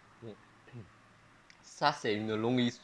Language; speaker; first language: French; non-native, fluent; Chinese